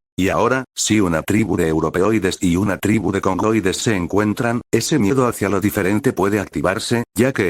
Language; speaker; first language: Spanish; native; Spanish